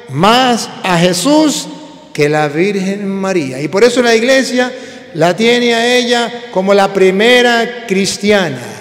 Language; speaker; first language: Spanish; native; Spanish